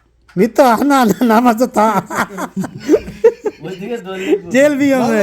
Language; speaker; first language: Korean; non-native, learner; Urdu